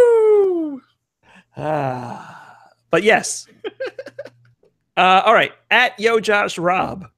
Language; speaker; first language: English; native; English